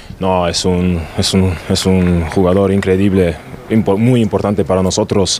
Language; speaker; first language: Spanish; non-native, learner; German